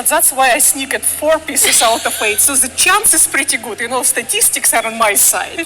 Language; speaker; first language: English; non-native, fluent; Russian